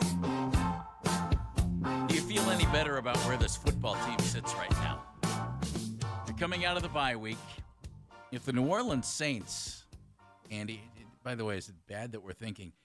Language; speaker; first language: English; native; English